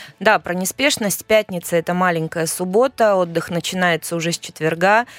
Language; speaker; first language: Russian; native; Russian